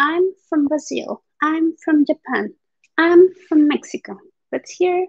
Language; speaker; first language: English; non-native, fluent; Spanish